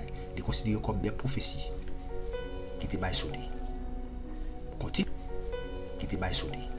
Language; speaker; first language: French; non-native, local second language; Haitian Creole